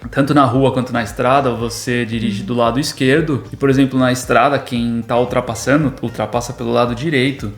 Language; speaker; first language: Portuguese; native; Portuguese